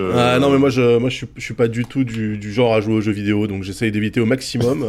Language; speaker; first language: French; native; French